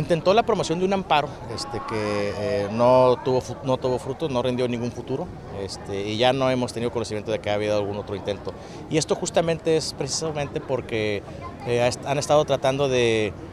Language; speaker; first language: Spanish; native; Spanish